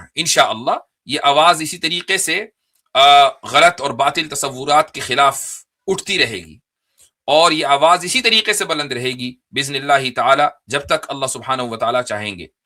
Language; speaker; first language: Urdu; native; Urdu